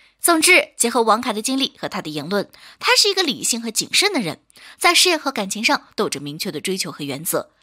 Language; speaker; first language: Chinese; native; Chinese